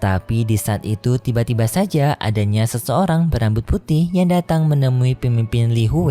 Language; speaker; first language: Indonesian; native; Indonesian